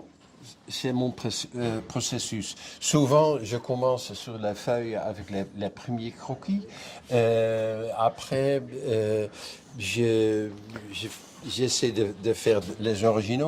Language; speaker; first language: French; non-native, fluent; Dutch